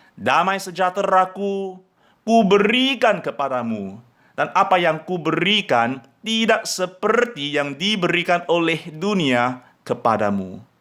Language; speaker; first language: Indonesian; non-native, fluent; English